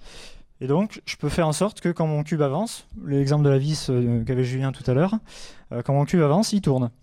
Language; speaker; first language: French; native; French